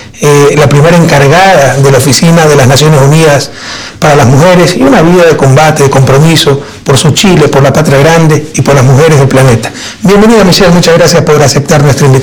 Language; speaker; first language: Spanish; native; Spanish